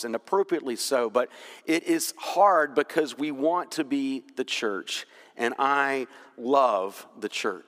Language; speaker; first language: English; native; English